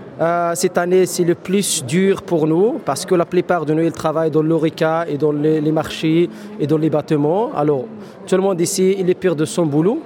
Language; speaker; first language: French; non-native, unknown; Arabic